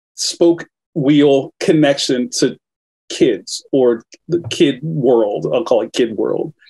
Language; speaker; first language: English; native; English